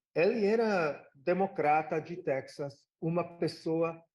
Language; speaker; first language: Portuguese; non-native, fluent; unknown